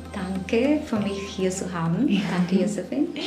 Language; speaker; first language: German; non-native, fluent; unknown